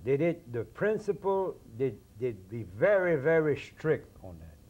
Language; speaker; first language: English; non-native, local second language; French